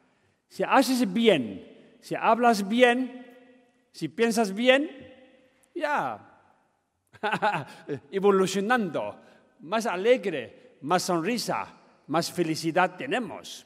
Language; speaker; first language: Spanish; non-native, learner; Tibetan